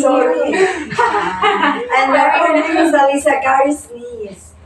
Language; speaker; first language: English; non-native, local second language; Filipino